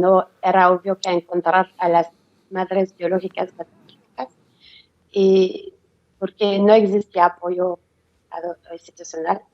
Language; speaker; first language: Spanish; non-native, learner; French